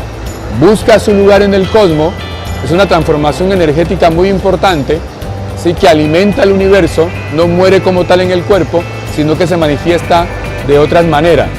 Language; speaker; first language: Spanish; native; Spanish